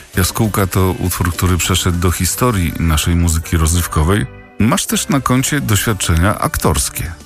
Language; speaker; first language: Polish; native; Polish